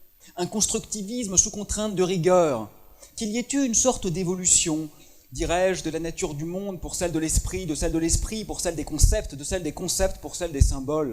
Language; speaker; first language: French; native; French